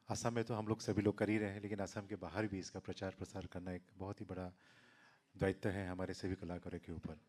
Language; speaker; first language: Hindi; non-native, local second language; Assamese